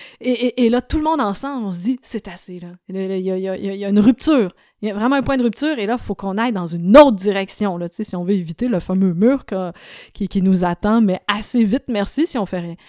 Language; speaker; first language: French; native; French